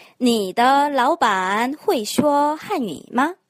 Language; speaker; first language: Chinese; non-native, fluent; Korean